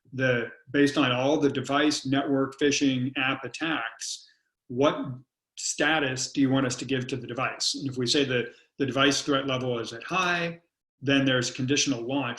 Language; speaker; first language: English; native; English